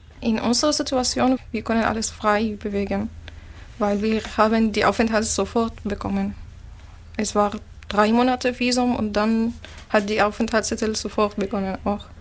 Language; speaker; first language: German; non-native, learner; Arabic